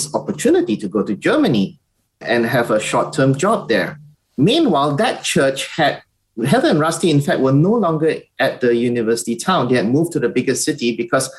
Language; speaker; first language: English; native; English